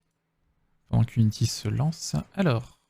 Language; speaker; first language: French; native; French